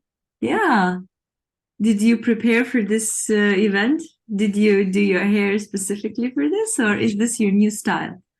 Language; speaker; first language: English; non-native, fluent; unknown